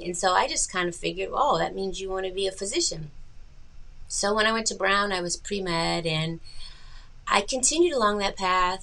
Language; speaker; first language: English; native; English